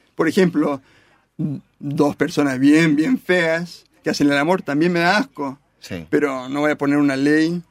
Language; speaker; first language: Spanish; early bilingual, heritage; Spanish